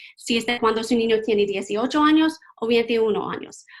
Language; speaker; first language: Spanish; non-native, learner; English